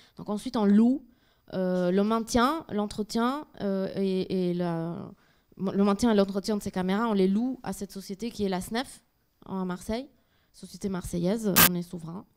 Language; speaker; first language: French; native; French